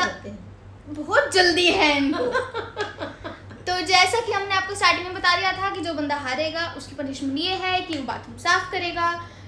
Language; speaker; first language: Hindi; native; Hindi